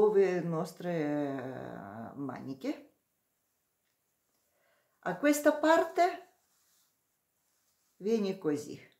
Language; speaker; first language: Italian; non-native, learner; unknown